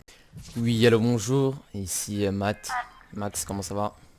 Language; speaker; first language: French; native; French